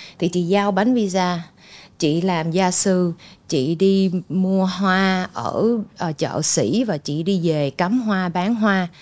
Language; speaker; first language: Vietnamese; early bilingual, heritage; Vietnamese